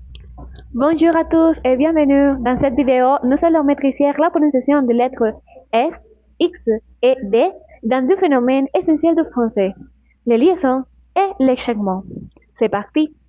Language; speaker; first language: French; non-native, learner; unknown